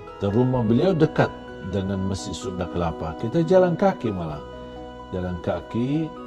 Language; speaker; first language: Indonesian; non-native, fluent; Arabic